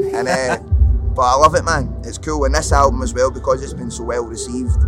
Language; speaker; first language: English; native; English